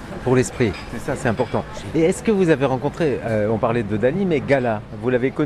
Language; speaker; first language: French; native; French